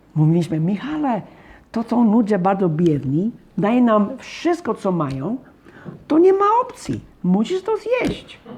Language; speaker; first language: Polish; non-native, fluent; English